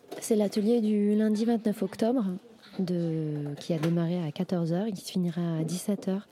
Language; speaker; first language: French; native; French